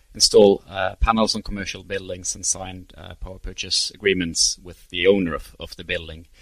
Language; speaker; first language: English; non-native, fluent; Norwegian